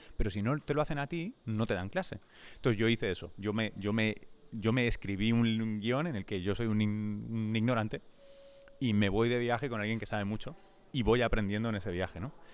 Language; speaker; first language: Spanish; native; Spanish